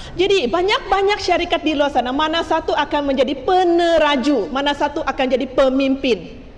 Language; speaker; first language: Malay; non-native, local second language; Chinese